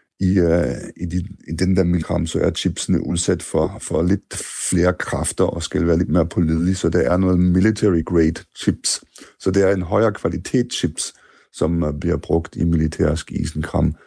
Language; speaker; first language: Danish; non-native, fluent; German